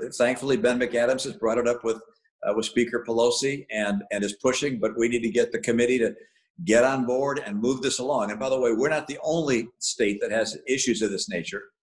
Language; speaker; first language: English; native; English